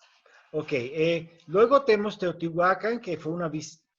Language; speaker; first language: Portuguese; non-native, learner; Spanish